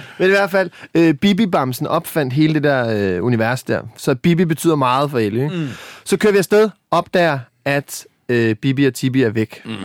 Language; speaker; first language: Danish; native; Danish